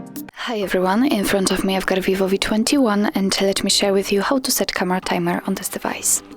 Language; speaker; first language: English; non-native, fluent; Polish